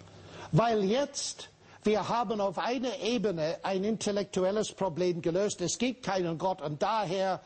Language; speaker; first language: German; non-native, fluent; English